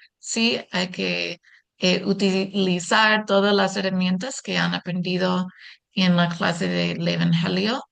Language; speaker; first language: Spanish; non-native, fluent; English